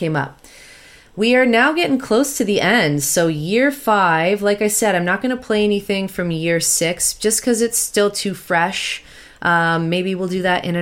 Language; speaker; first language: English; native; English